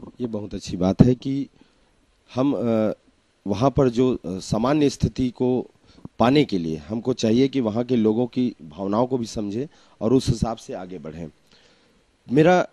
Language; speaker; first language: Hindi; native; Hindi